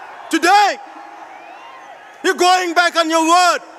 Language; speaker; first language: English; non-native, local second language; Telugu